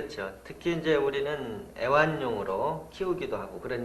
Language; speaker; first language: Korean; native; Korean